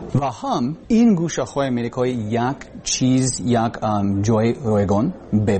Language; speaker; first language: Persian; non-native, learner; English